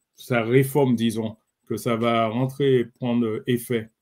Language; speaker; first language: French; native; French